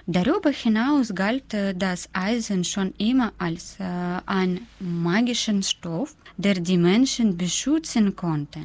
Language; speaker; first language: German; non-native, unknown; Russian